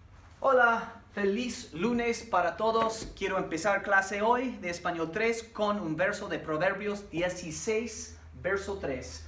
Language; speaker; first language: Spanish; non-native, fluent; English